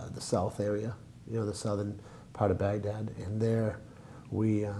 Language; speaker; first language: English; native; English